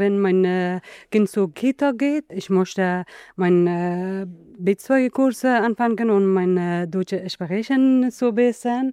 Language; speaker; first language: German; non-native, learner; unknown